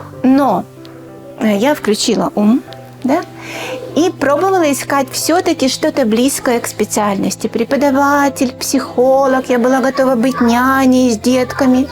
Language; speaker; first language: Russian; native; Russian